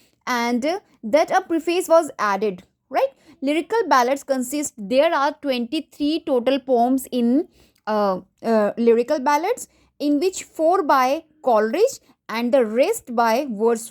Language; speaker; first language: English; non-native, local second language; Hindi